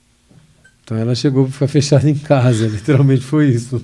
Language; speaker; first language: Portuguese; native; Portuguese